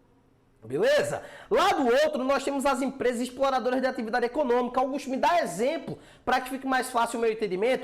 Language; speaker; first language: Portuguese; native; Portuguese